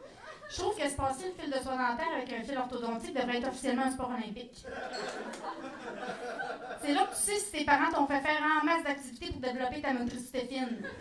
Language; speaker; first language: French; native; French